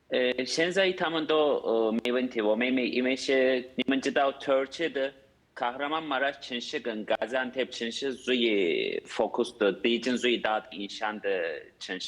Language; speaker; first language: Chinese; non-native, fluent; Turkish